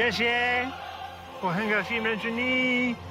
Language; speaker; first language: Chinese; non-native, learner; English